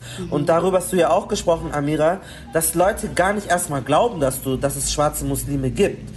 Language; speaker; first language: German; early bilingual, other home language; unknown